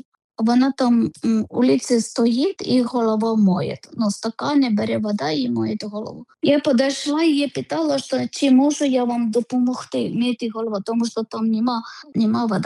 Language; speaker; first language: Ukrainian; non-native, learner; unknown